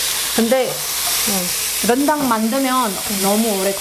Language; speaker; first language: Korean; non-native, learner; Indonesian